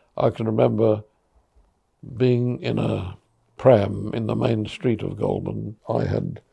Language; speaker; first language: English; native; English